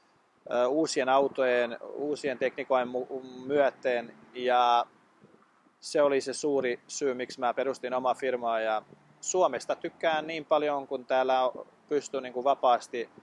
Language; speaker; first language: Finnish; non-native, fluent; Bosnian